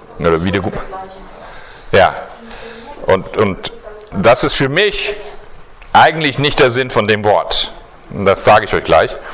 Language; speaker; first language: German; non-native, fluent; English